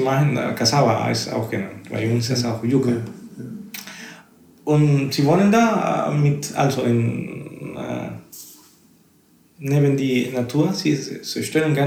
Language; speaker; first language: German; non-native, fluent; Spanish